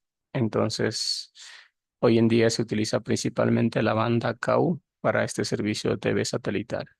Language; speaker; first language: Spanish; native; Spanish